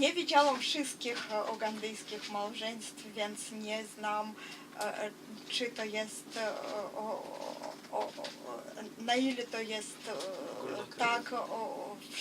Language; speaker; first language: Polish; non-native, fluent; Russian